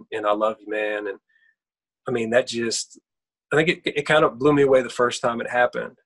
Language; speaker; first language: English; native; English